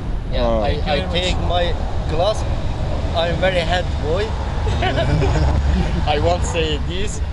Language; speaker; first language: English; non-native, learner; Kurdish